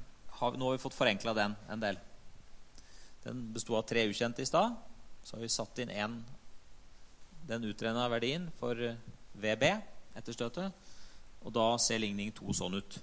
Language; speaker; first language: Norwegian; native; Norwegian